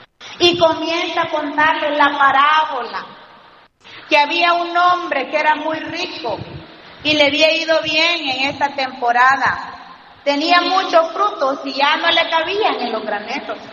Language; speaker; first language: Spanish; native; Spanish